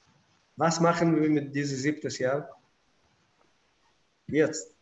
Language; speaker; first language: German; non-native, fluent; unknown